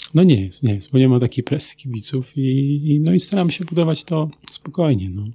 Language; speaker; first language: Polish; native; Polish